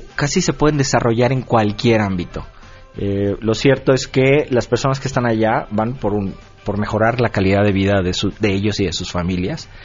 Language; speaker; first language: Spanish; native; Spanish